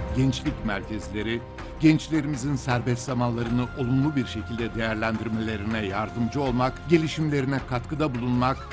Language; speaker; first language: Turkish; native; Turkish